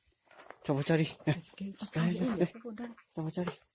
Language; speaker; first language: Vietnamese; non-native, local second language; Hmong